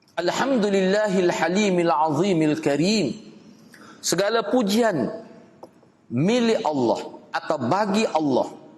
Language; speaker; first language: Malay; native; Malay